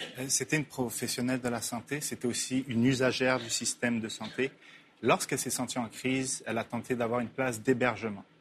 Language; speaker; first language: French; native; French